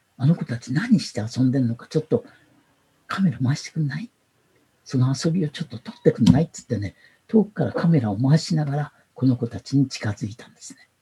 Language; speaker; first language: Japanese; native; Japanese